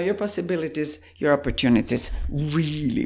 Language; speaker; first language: English; non-native, fluent; Croatian